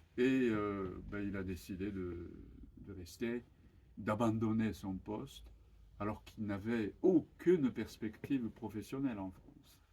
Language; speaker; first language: French; non-native, fluent; Japanese